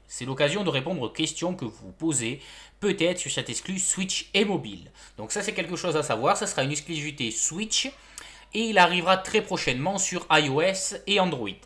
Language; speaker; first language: French; native; French